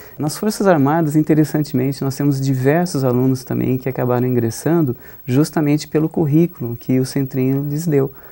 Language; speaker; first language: Portuguese; native; Portuguese